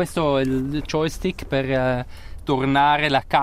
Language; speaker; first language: Italian; non-native, local second language; German